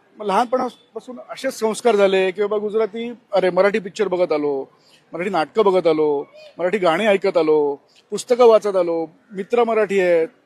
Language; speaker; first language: Marathi; non-native, local second language; Gujarati